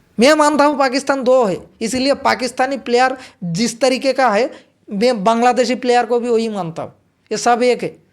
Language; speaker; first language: Hindi; non-native, local second language; Bangla